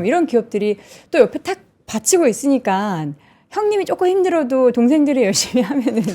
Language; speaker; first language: Korean; native; Korean